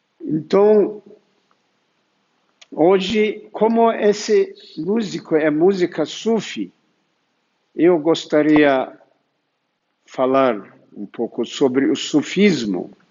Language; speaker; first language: Portuguese; non-native, fluent; Turkish